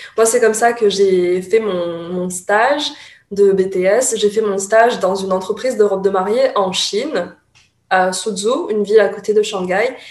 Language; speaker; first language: French; early bilingual, other home language; Chinese